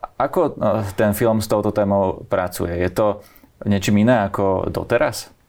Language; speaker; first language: Slovak; native; Slovak